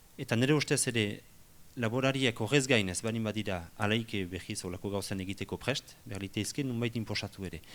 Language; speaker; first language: Basque; native; Basque